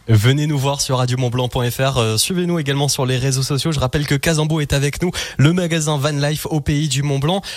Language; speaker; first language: French; native; French